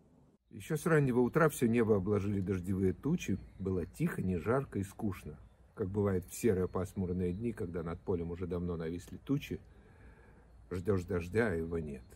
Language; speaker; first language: Russian; native; Russian